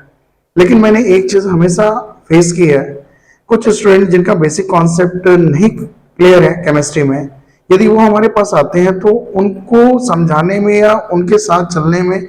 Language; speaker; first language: Hindi; native; Hindi